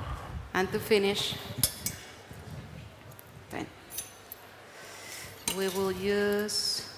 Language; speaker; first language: English; non-native, learner; Spanish